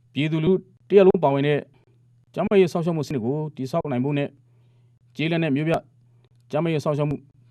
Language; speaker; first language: Burmese; non-native, local second language; Mon